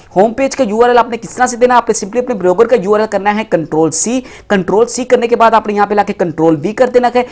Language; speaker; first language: Urdu; non-native, local second language; Punjabi